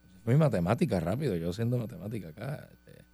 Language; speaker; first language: Spanish; native; Spanish